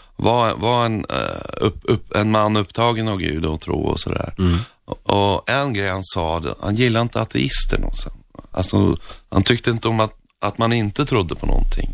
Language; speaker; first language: Swedish; non-native, fluent; Norwegian